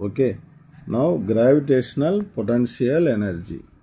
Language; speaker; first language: English; non-native, local second language; Tamil